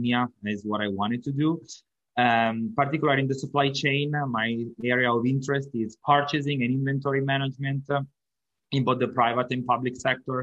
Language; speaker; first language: English; non-native, fluent; Italian